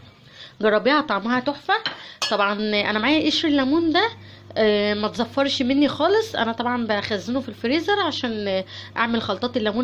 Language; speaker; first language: Arabic; native; Arabic